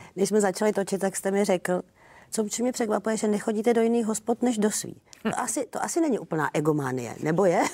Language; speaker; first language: Czech; native; Czech